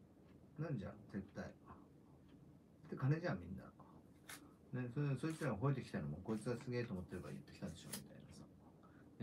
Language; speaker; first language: Japanese; native; Japanese